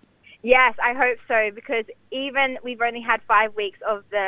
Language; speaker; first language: English; native; English